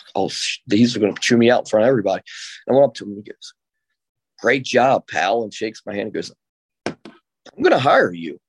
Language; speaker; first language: English; native; English